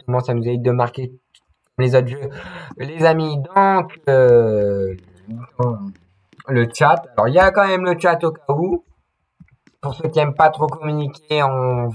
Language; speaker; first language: French; native; French